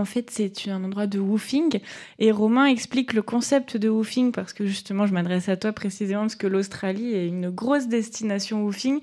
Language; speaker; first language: French; native; French